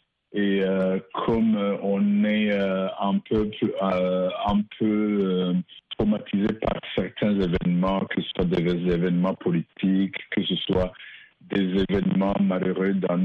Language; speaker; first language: French; non-native, local second language; Rundi